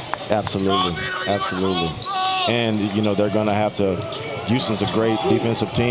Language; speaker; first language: English; native; English